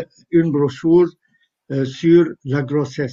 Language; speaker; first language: French; non-native, fluent; Arabic